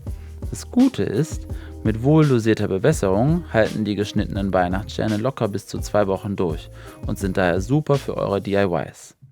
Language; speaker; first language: German; native; German